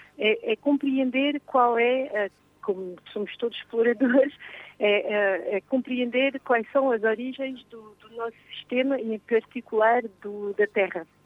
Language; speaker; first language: Portuguese; native; Portuguese